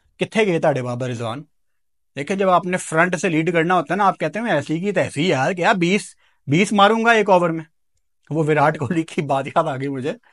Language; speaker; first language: Urdu; non-native, local second language; Punjabi